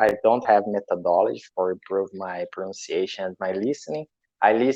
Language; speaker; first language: English; non-native, learner; Portuguese